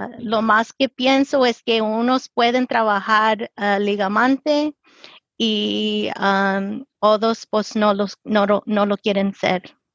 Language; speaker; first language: Spanish; early bilingual, heritage; Spanish